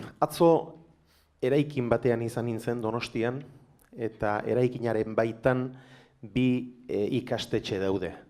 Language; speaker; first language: Basque; native; Basque